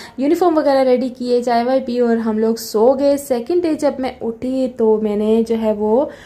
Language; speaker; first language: Urdu; native; Urdu